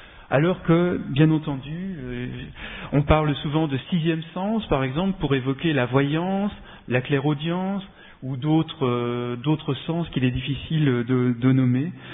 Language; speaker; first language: French; native; French